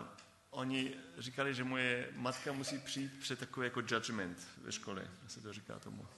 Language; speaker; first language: Czech; early bilingual, heritage; Czech